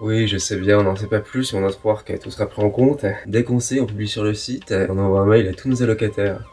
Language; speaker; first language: French; native; French